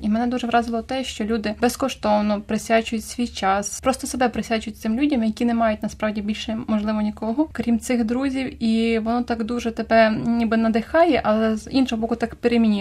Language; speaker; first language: Ukrainian; native; Ukrainian